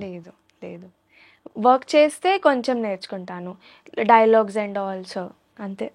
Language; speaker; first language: Telugu; non-native, learner; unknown